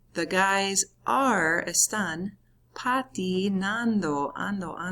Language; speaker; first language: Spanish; non-native, fluent; English